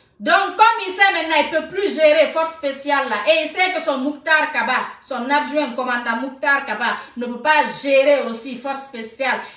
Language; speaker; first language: French; non-native, local second language; Susu